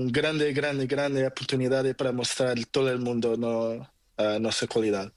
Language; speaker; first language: Spanish; non-native, learner; Portuguese